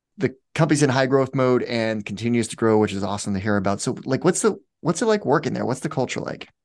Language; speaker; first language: English; native; English